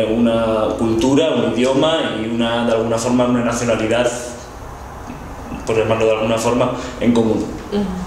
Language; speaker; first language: Spanish; non-native, local second language; Basque